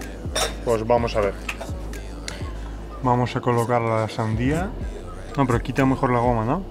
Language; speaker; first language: Spanish; native; Spanish